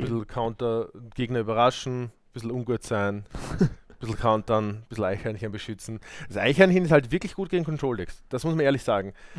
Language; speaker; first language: German; native; German